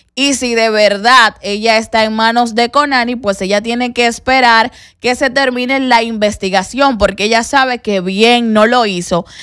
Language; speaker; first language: Spanish; native; Spanish